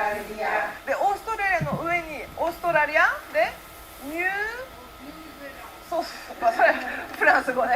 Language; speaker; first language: Japanese; early bilingual, heritage; Japanese